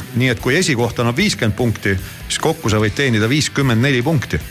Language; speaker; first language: Estonian; native; Estonian